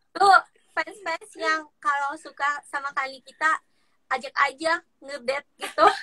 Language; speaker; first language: Indonesian; non-native, fluent; Japanese